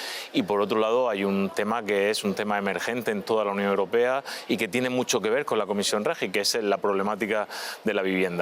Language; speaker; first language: Spanish; native; Spanish